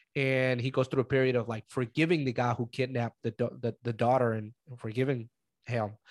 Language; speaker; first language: English; early bilingual, other home language; Spanish